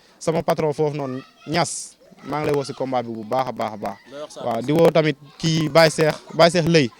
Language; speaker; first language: Wolof; non-native, local second language; Serer